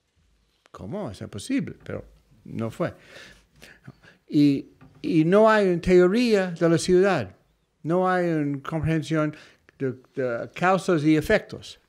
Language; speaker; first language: Spanish; non-native, fluent; English